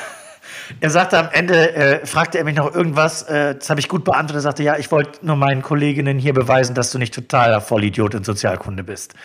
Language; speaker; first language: German; native; German